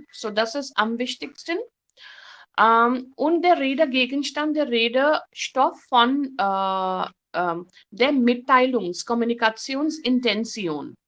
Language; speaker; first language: German; non-native, fluent; Hindi